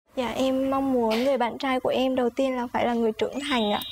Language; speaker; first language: Vietnamese; native; Vietnamese